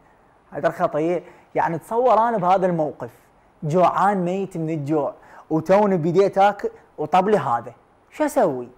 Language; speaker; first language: Arabic; native; Arabic